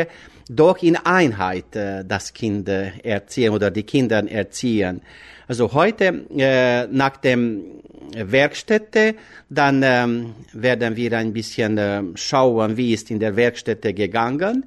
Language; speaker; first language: German; non-native, fluent; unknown